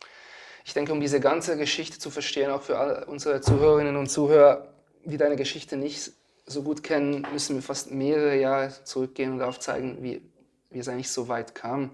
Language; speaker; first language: German; native; German